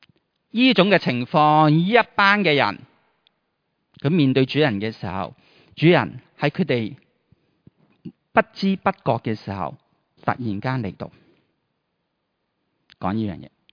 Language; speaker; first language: Chinese; native; Chinese